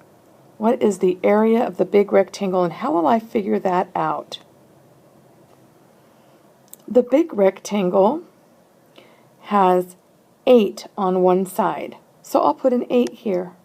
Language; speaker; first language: English; native; English